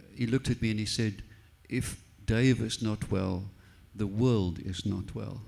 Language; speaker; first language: English; non-native, local second language; Afrikaans